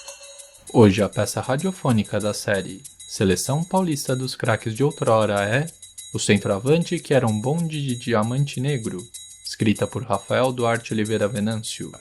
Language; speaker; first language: Portuguese; native; Portuguese